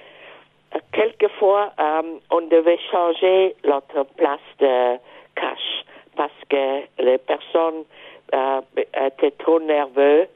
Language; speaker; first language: French; non-native, fluent; German